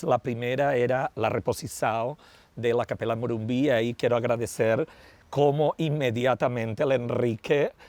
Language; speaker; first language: Portuguese; non-native, learner; Spanish